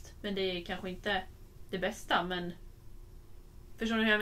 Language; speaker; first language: Swedish; native; Swedish